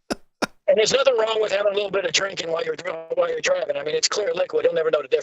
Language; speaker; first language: English; native; English